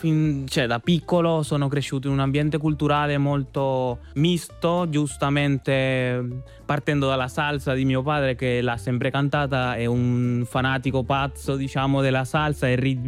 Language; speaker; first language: Italian; non-native, fluent; Spanish